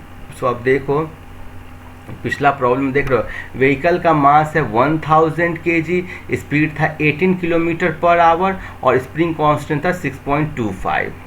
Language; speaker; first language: Hindi; native; Hindi